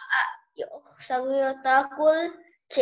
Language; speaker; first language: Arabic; non-native, learner; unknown